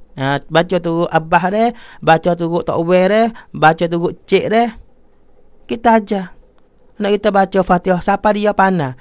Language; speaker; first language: Malay; native; Malay